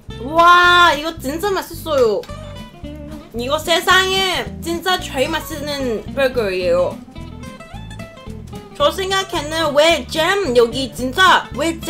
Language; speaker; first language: Korean; non-native, learner; Cantonese